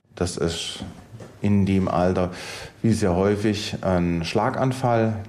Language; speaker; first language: German; native; German